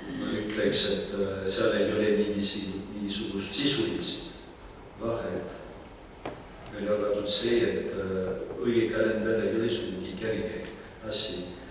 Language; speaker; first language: Estonian; non-native, fluent; French